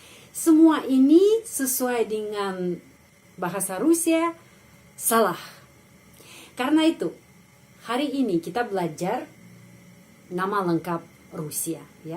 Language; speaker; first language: Indonesian; non-native, fluent; Russian